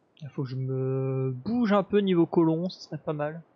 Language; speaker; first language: French; native; French